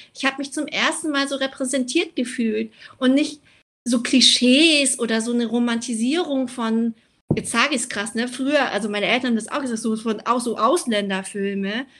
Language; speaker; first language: German; early bilingual, other home language; Vietnamese